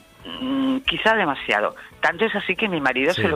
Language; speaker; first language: Spanish; native; Spanish